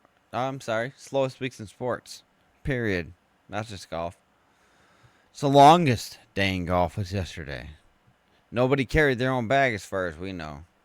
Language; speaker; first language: English; native; English